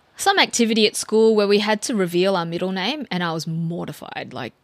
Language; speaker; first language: English; early bilingual, other home language; Filipino